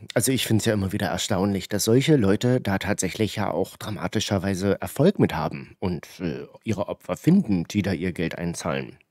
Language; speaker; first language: German; native; German